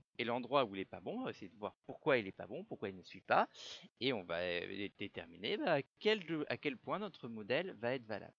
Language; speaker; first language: French; native; French